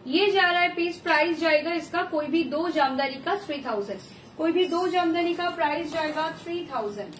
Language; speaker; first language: Hindi; non-native, local second language; Bangla